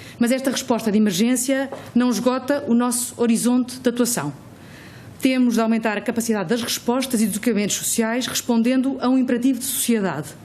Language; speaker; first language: Portuguese; native; Portuguese